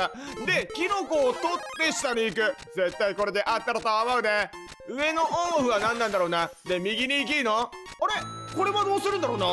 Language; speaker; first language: Japanese; native; Japanese